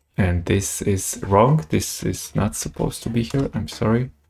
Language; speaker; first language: English; non-native, fluent; Polish